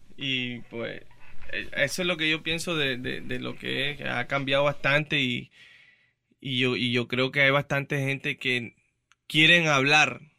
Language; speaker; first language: Spanish; early bilingual, heritage; Spanish